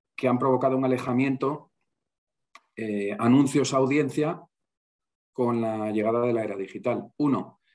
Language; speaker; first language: Spanish; native; Spanish